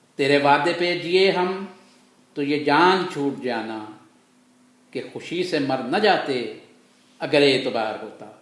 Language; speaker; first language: Urdu; native; Urdu